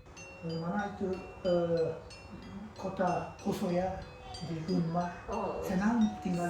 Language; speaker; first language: Indonesian; non-native, local second language; Balinese